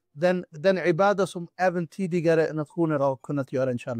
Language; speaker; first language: Swedish; non-native, fluent; Urdu